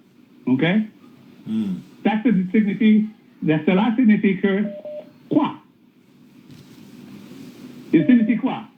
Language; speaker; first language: French; non-native, learner; English